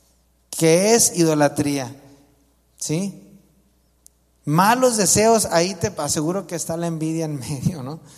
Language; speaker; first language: Spanish; native; Spanish